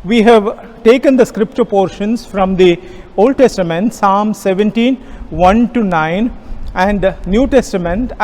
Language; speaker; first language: English; non-native, local second language; Kannada